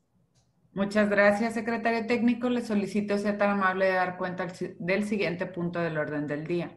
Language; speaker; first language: Spanish; native; Spanish